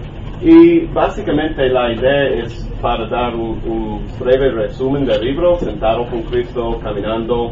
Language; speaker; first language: Spanish; non-native, learner; English